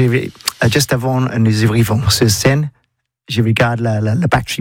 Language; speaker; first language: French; non-native, learner; English